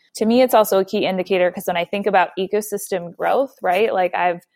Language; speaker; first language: English; native; English